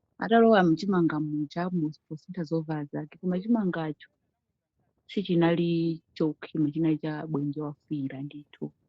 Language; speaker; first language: Nyanja; native; Nyanja